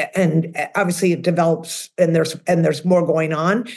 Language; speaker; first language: English; native; English